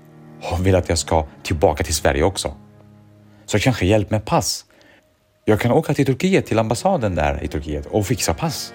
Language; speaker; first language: Swedish; early bilingual, other home language; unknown